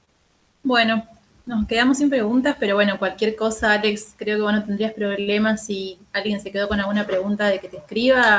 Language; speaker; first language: Spanish; native; Spanish